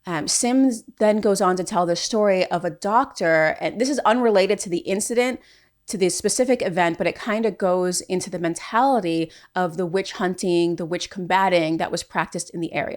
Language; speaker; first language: English; native; English